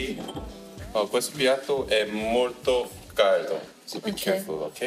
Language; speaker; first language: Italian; non-native, learner; Korean